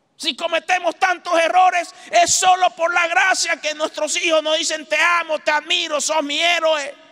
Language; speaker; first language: Spanish; native; Spanish